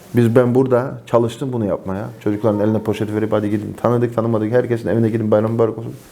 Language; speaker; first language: Turkish; non-native, fluent; Avaric